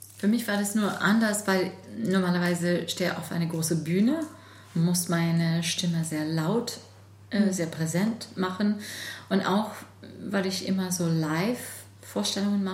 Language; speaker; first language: German; non-native, learner; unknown